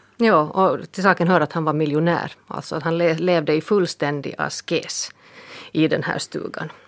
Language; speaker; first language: Swedish; native; Swedish